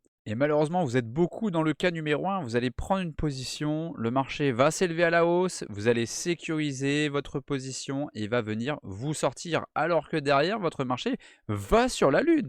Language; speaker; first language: French; native; French